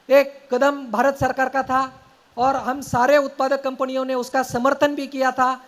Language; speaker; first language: Hindi; non-native, local second language; Marathi